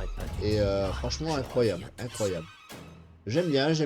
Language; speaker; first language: French; native; French